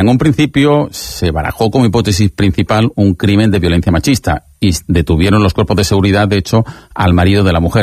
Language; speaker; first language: Spanish; native; Spanish